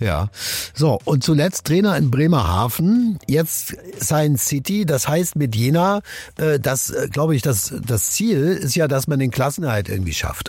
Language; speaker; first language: German; native; German